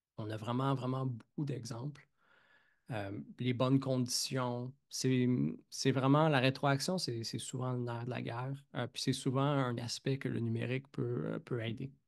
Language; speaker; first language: French; native; French